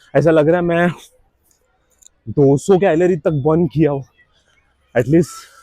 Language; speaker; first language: Hindi; non-native, local second language; Marathi